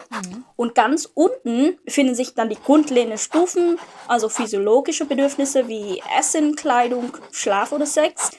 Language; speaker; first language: German; non-native, fluent; Vietnamese